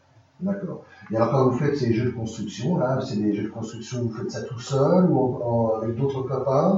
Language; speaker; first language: French; native; French